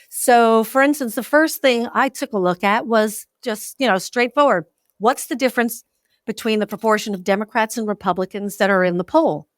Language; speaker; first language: English; native; English